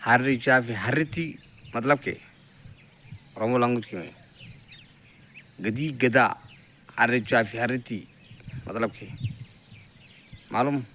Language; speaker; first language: Hindi; non-native, learner; Oromo